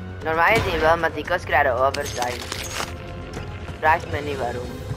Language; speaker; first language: Dutch; native; Dutch